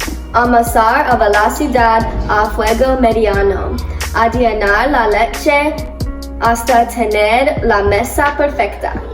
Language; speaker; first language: Spanish; non-native, learner; English